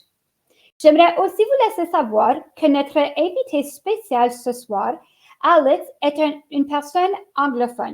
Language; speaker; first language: French; native; French